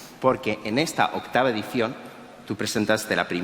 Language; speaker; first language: Spanish; native; Spanish